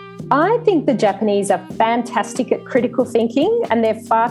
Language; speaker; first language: English; native; English